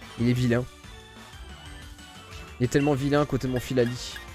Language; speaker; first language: French; native; French